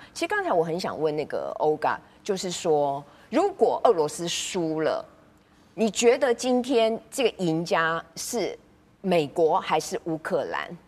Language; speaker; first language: Chinese; native; Chinese